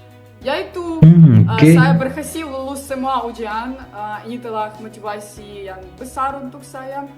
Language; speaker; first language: Indonesian; non-native, learner; Ukrainian